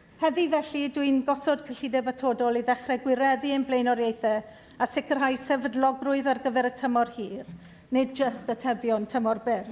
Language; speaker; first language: Welsh; native; Welsh